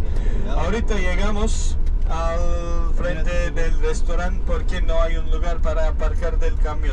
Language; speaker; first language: Spanish; non-native, fluent; Turkish